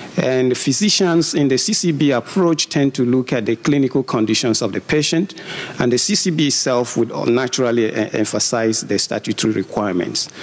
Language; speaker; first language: English; non-native, local second language; Igbo